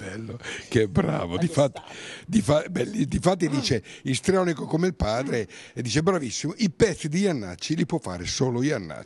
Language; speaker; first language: Italian; native; Italian